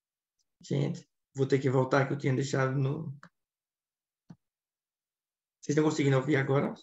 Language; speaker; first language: Portuguese; native; Portuguese